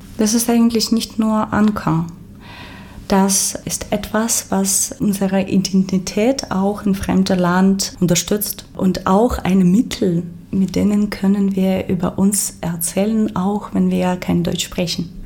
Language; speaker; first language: German; non-native, fluent; Ukrainian